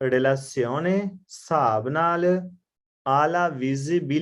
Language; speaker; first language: Italian; non-native, learner; Punjabi